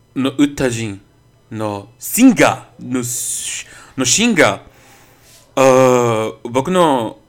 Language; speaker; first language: Japanese; non-native, fluent; Portuguese